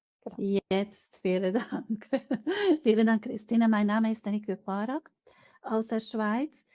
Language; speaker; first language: German; non-native, fluent; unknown